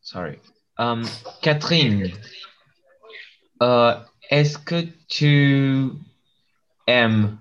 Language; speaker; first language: French; non-native, learner; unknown